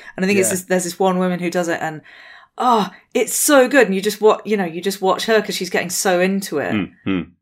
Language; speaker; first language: English; native; English